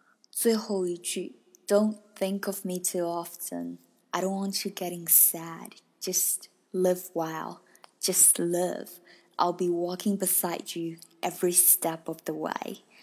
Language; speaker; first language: English; non-native, fluent; Chinese